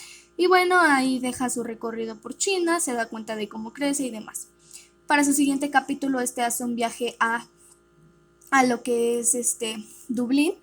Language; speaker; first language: Spanish; native; Spanish